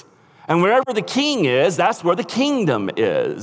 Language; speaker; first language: English; native; English